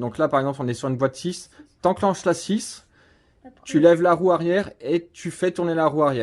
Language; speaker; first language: French; native; French